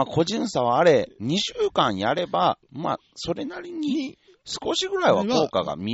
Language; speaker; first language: Japanese; native; Japanese